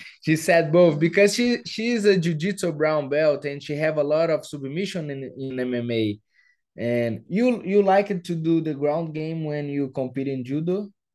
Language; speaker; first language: English; non-native, fluent; Portuguese